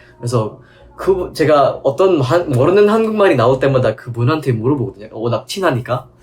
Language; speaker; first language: Korean; non-native, fluent; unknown